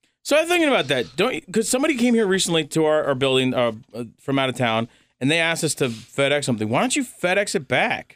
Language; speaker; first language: English; native; English